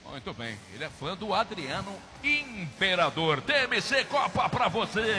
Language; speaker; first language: Portuguese; native; Portuguese